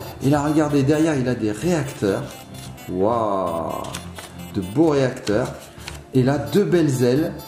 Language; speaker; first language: French; native; French